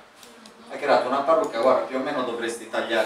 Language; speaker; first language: Italian; native; Italian